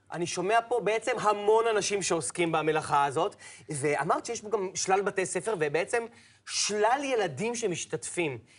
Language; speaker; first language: Hebrew; native; Hebrew